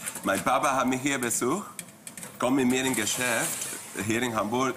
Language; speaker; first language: German; non-native, fluent; Spanish